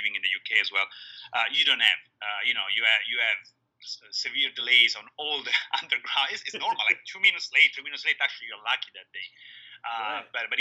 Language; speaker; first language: English; non-native, fluent; Italian